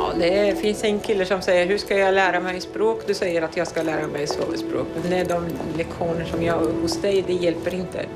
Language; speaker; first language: Swedish; non-native, fluent; Arabic